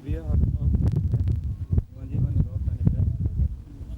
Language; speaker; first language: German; non-native, learner; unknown